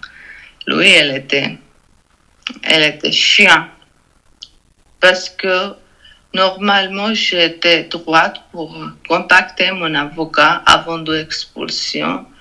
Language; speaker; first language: French; non-native, learner; Georgian